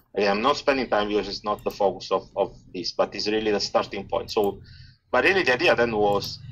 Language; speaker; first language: English; non-native, fluent; Italian